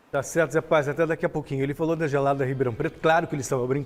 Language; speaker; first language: Portuguese; native; Portuguese